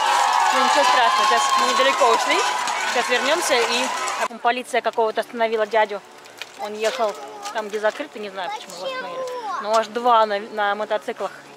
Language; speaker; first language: Russian; native; Russian